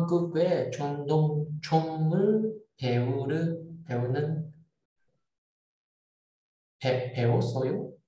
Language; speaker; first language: Korean; non-native, learner; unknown